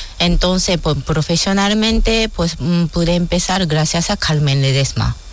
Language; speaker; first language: Spanish; non-native, fluent; Japanese